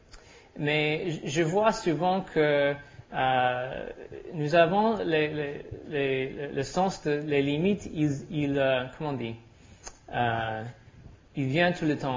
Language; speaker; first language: French; non-native, learner; English